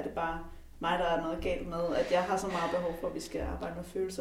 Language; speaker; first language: Danish; native; Danish